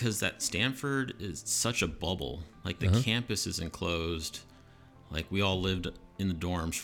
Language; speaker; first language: English; native; English